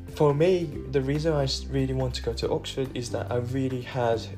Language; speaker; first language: English; non-native, fluent; Japanese